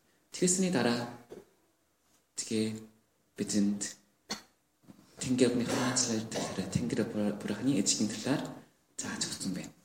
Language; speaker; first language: Mongolian; non-native, learner; Korean